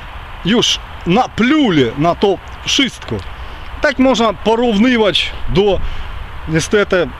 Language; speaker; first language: Polish; early bilingual, heritage; Ukrainian